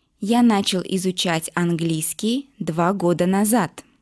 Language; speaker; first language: Russian; non-native, local second language; Uzbek